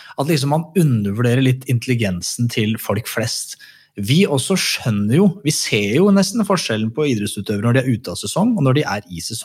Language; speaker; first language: Norwegian; native; Norwegian